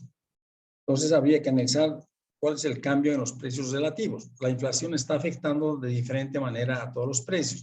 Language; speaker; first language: Spanish; native; Spanish